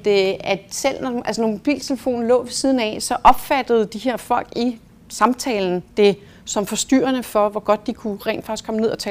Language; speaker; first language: Danish; native; Danish